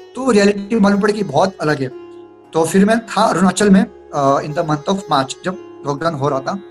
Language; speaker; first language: Hindi; non-native, local second language; Marathi